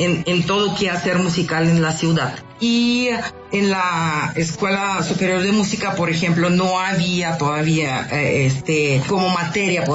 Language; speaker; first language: Spanish; non-native, fluent; Russian